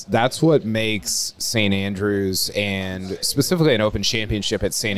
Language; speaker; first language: English; native; English